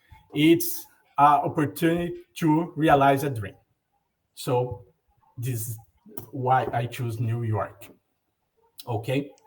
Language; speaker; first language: English; non-native, learner; Portuguese